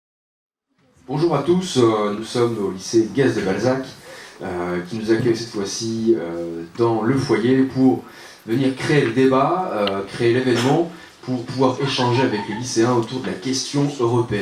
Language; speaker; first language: French; native; French